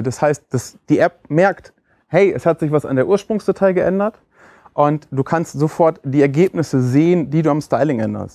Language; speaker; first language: German; native; German